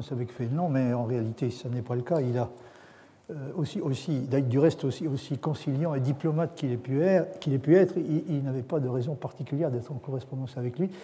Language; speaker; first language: French; native; French